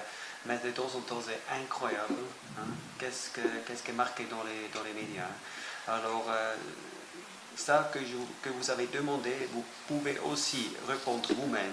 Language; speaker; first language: French; non-native, fluent; German